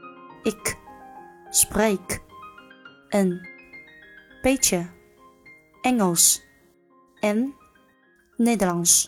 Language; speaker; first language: Dutch; non-native, learner; Chinese